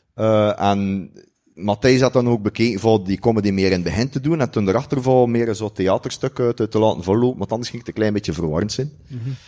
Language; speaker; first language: Dutch; native; Dutch